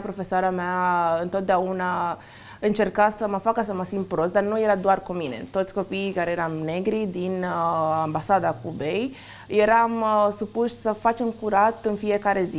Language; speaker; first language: Romanian; non-native, fluent; Spanish